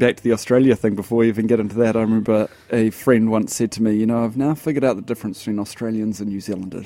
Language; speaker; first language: English; native; English